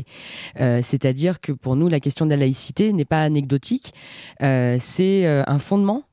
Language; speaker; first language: French; native; French